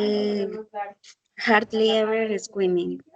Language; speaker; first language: English; non-native, learner; Spanish